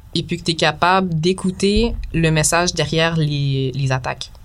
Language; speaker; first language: French; native; French